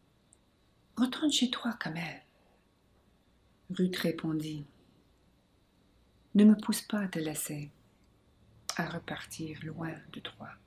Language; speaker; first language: French; non-native, local second language; English